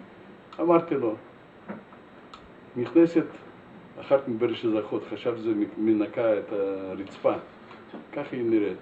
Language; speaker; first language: Hebrew; non-native, fluent; Russian